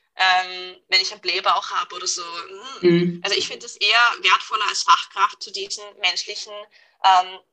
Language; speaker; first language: German; non-native, fluent; English